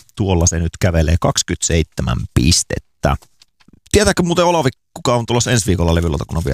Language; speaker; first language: Finnish; native; Finnish